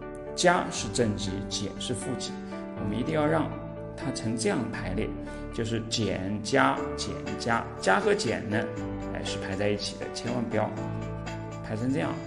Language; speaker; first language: Chinese; native; Chinese